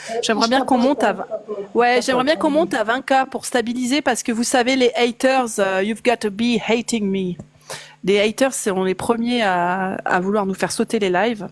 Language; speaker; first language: French; native; French